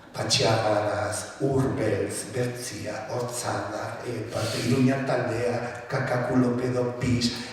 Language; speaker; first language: Spanish; native; Spanish